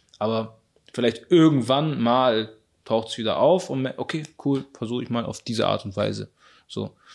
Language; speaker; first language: German; early bilingual, other home language; Arabic